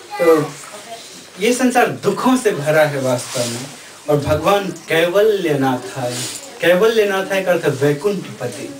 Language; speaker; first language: Hindi; native; Hindi